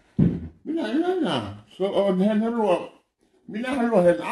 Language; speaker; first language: Finnish; non-native, learner; Thai